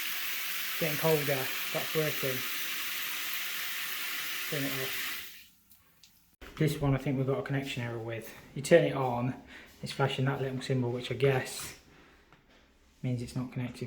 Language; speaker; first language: English; native; English